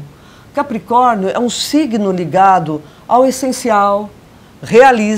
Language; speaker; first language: Portuguese; native; Portuguese